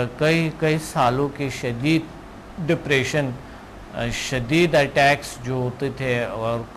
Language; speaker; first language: Urdu; non-native, local second language; Pashto